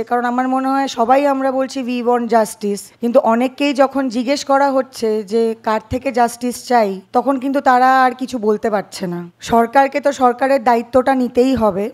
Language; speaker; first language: Bangla; native; Bangla